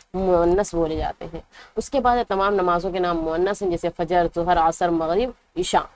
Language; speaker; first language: Urdu; native; Urdu